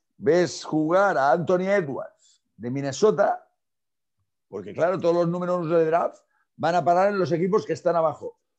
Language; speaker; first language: Spanish; non-native, local second language; Catalan